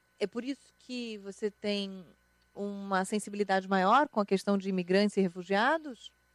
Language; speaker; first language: Portuguese; native; Portuguese